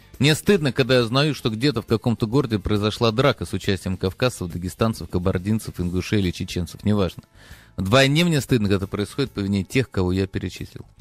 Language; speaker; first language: Russian; native; Russian